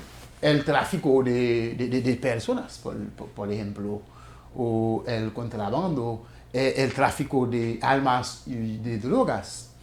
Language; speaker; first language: Spanish; non-native, fluent; Haitian Creole